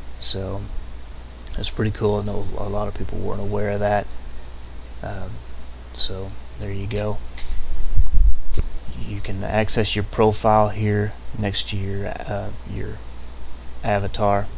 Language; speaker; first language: English; native; English